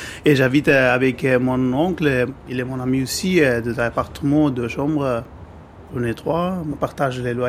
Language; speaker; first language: French; non-native, learner; Bangla